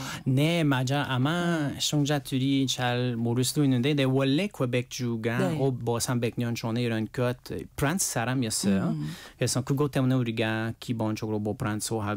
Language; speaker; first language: Korean; non-native, learner; French